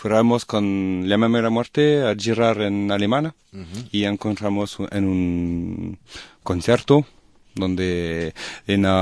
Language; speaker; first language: Spanish; non-native, learner; French